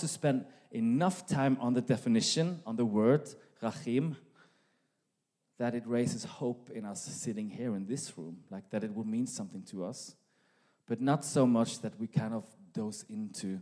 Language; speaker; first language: English; non-native, fluent; Norwegian